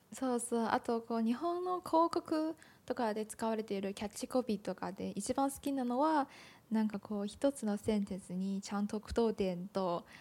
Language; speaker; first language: Japanese; non-native, fluent; Chinese